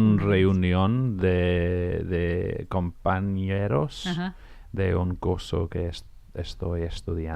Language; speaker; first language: Spanish; non-native, fluent; English